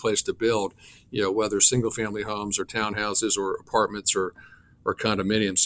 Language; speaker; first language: English; native; English